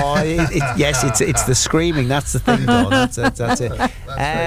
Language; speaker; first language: English; native; English